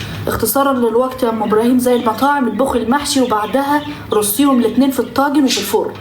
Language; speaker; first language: Arabic; native; Arabic